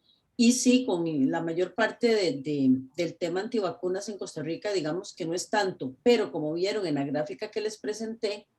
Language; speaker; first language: Spanish; native; Spanish